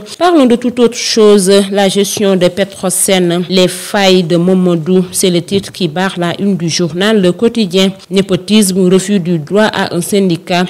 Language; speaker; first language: French; non-native, local second language; Wolof